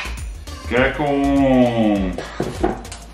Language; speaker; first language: Portuguese; non-native, learner; Dutch